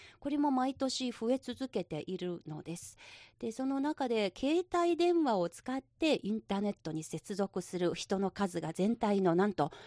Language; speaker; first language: Japanese; non-native, local second language; Chinese